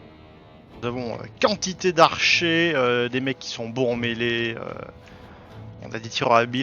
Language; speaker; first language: French; native; French